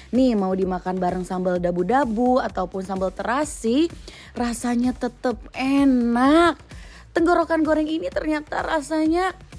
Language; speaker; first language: Indonesian; native; Indonesian